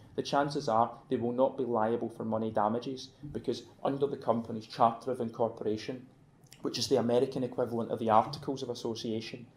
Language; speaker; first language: English; native; English